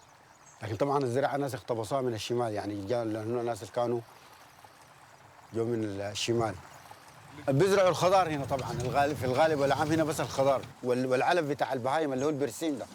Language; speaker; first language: Arabic; native; Arabic